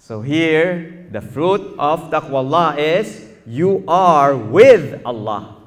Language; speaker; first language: English; non-native, local second language; Filipino